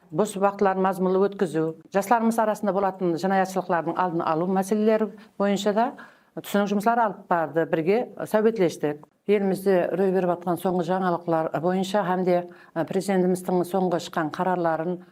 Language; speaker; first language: Uzbek; non-native, local second language; Kara-Kalpak